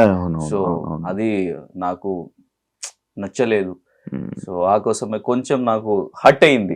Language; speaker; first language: Telugu; non-native, learner; Hindi